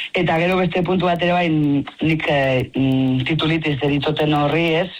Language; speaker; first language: Basque; non-native, local second language; Spanish